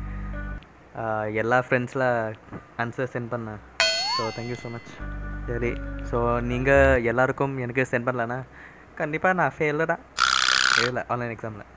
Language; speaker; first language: Tamil; non-native, learner; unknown